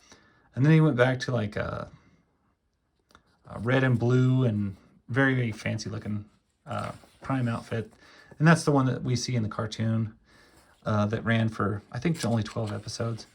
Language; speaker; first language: English; native; English